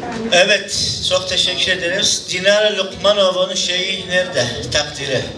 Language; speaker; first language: Turkish; native; Turkish